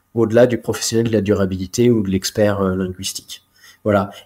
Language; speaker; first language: French; native; French